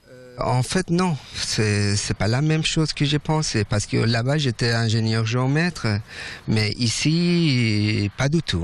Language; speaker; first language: French; non-native, fluent; Persian